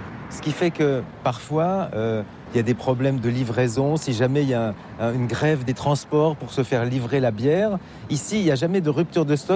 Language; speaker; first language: French; native; French